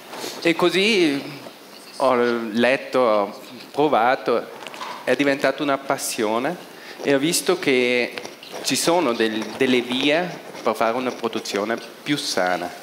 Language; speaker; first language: Italian; non-native, local second language; German